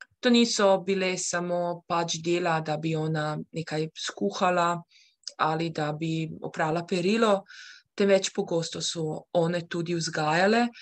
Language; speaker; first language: Slovenian; early bilingual, heritage; Slovenian